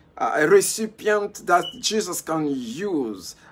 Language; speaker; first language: English; non-native, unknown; Lingala